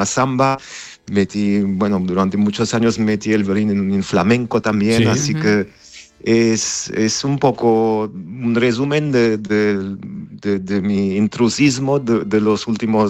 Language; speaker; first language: Spanish; non-native, fluent; Armenian